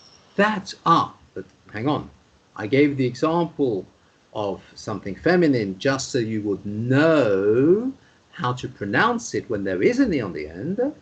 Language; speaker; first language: English; non-native, fluent; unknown